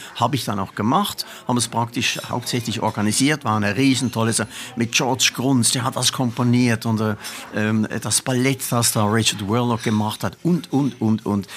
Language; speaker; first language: German; native; German